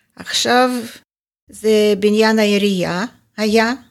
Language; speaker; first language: Hebrew; non-native, fluent; Ukrainian